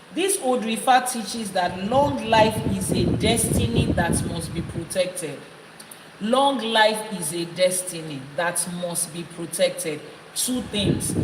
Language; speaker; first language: English; non-native, local second language; Yoruba